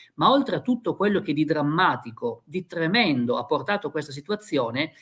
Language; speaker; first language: Italian; native; Italian